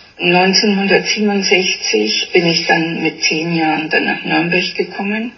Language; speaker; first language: German; early bilingual, other home language; Italian